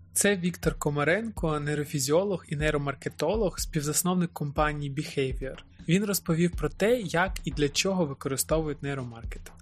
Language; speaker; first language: Ukrainian; native; Ukrainian